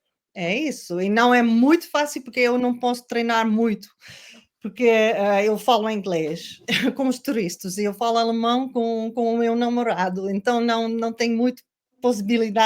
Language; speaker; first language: Portuguese; non-native, learner; Dutch